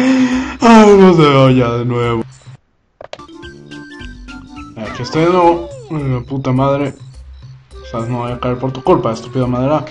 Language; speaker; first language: Spanish; native; Spanish